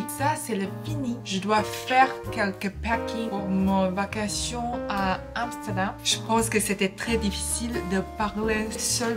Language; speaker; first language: French; non-native, learner; English